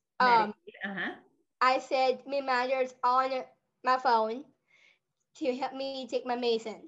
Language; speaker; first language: English; native; English